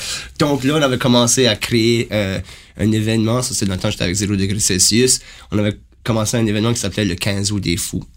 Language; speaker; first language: French; native; French